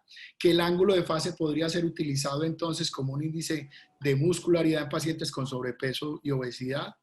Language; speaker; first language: Spanish; native; Spanish